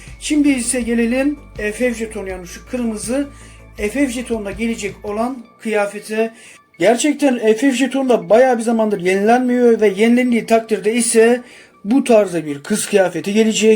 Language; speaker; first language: Turkish; native; Turkish